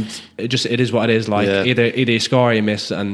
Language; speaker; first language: English; native; English